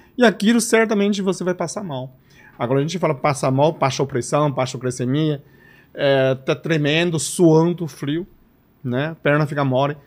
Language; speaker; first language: Portuguese; non-native, fluent; Chinese